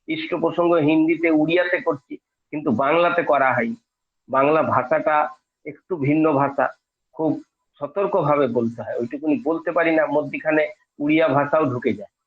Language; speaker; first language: Bangla; native; Bangla